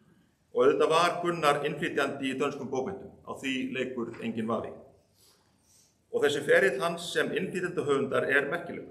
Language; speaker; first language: Icelandic; native; Icelandic